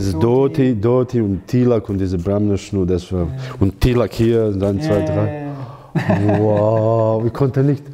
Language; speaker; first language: German; non-native, learner; Croatian